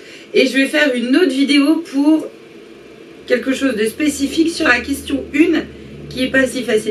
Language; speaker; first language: French; native; French